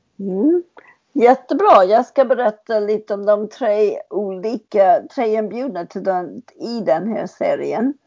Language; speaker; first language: Swedish; non-native, fluent; English